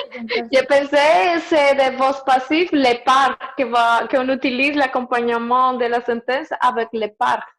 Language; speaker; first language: French; non-native, learner; Spanish